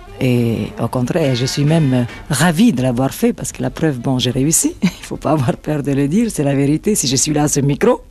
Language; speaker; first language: French; non-native, fluent; Italian